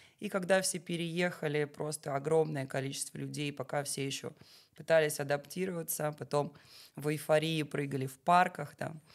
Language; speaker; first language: Russian; native; Russian